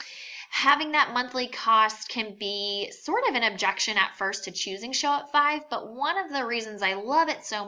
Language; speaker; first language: English; native; English